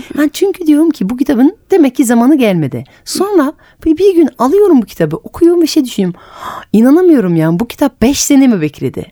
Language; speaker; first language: Turkish; non-native, fluent; French